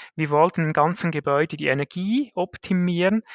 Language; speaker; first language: German; native; German